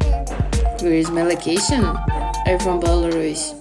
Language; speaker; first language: English; non-native, learner; Russian